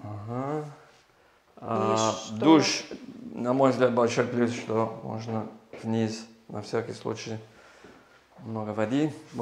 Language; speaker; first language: Russian; non-native, learner; English